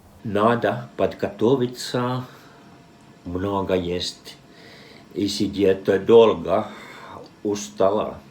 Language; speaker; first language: Russian; non-native, fluent; Finnish